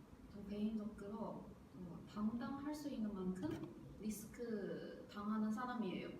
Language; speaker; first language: Korean; non-native, learner; Chinese